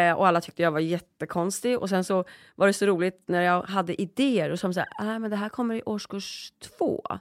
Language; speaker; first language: Swedish; early bilingual, other home language; Polish